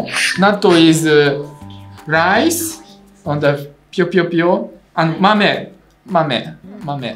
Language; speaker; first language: English; non-native, learner; Russian